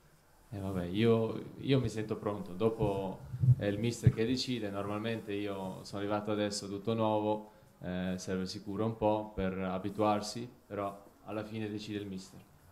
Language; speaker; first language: Italian; non-native, fluent; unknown